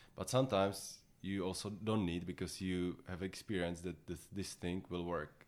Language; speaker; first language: English; non-native, fluent; Czech